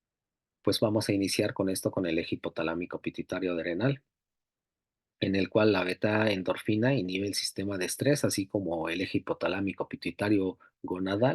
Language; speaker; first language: Spanish; native; Spanish